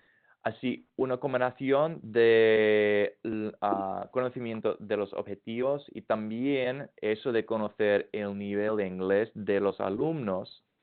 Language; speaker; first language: Spanish; non-native, fluent; English